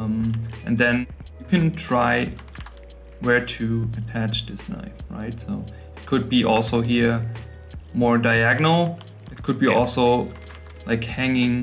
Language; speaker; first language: English; non-native, fluent; German